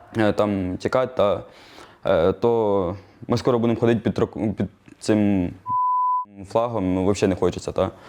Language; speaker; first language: Ukrainian; native; Ukrainian